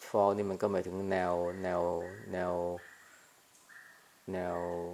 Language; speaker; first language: Thai; native; Thai